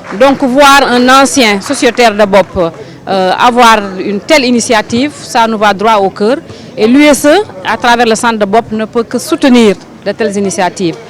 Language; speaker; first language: French; non-native, local second language; Wolof